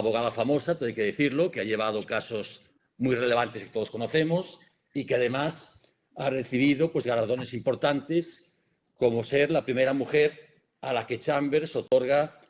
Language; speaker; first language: Spanish; native; Spanish